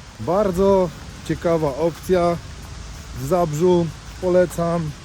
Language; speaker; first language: Polish; native; Polish